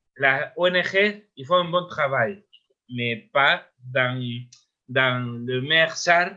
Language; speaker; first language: French; non-native, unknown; Spanish